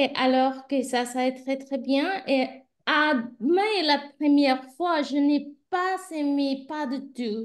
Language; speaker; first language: French; non-native, learner; Spanish